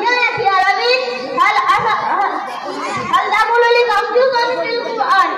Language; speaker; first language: Arabic; non-native, learner; Bangla